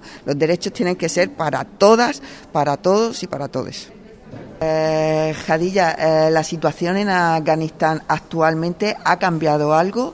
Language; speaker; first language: Spanish; native; Spanish